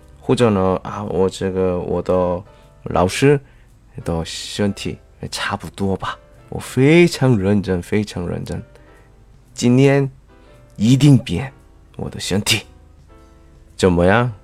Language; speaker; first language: Chinese; non-native, fluent; Korean